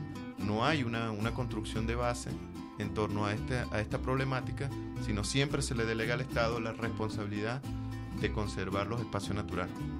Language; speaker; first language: Spanish; native; Spanish